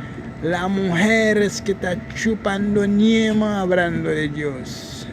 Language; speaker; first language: Spanish; non-native, fluent; Haitian Creole